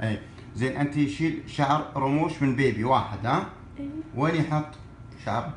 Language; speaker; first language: Arabic; native; Arabic